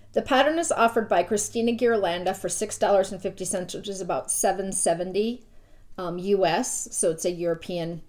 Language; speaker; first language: English; native; English